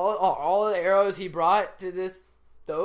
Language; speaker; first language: English; native; English